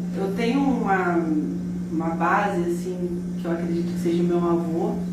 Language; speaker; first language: Portuguese; early bilingual, heritage; Portuguese